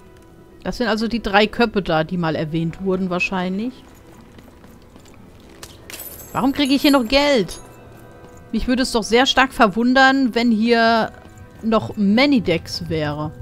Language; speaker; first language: German; native; German